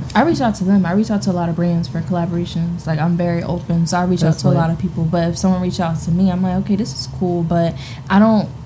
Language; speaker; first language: English; native; English